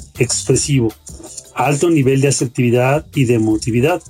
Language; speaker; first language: Spanish; native; Spanish